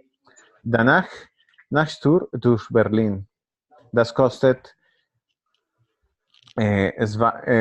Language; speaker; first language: German; non-native, learner; Spanish